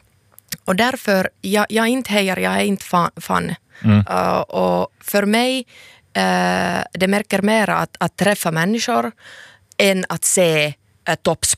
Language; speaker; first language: Swedish; non-native, local second language; Finnish